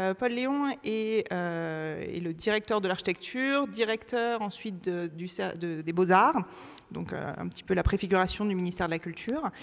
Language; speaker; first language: French; native; French